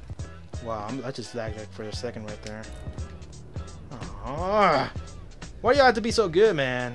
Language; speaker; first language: English; native; English